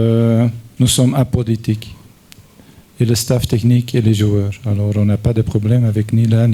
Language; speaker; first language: French; non-native, fluent; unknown